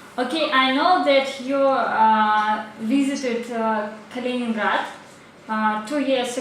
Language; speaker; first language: English; non-native, learner; Russian